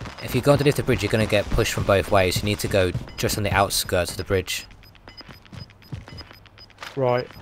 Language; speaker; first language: English; native; English